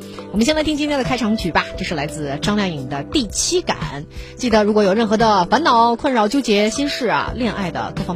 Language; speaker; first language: Chinese; native; Chinese